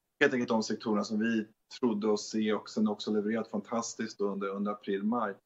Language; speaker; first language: Swedish; native; Swedish